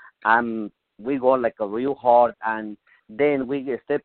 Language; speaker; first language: English; non-native, learner; Spanish